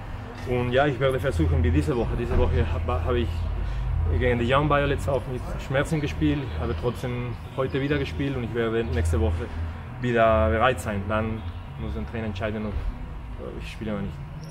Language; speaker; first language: German; non-native, fluent; Spanish